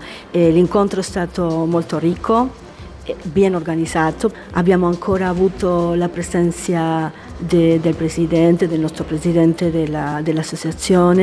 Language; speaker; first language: Italian; early bilingual, heritage; Spanish